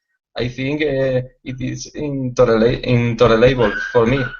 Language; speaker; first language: English; non-native, learner; Spanish